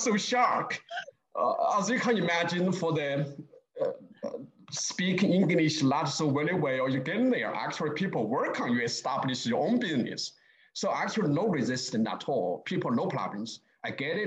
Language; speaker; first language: English; non-native, learner; Chinese